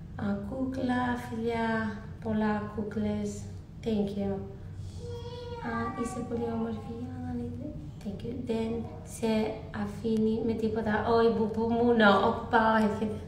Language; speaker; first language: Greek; early bilingual, heritage; Greek